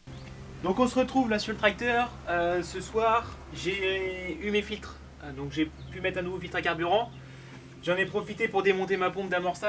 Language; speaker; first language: French; native; French